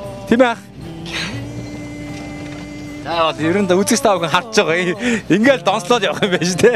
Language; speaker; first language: Mongolian; native; Mongolian